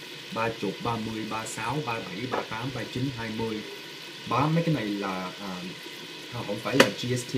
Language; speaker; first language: Vietnamese; early bilingual, heritage; Vietnamese